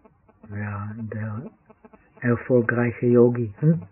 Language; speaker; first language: German; non-native, fluent; Czech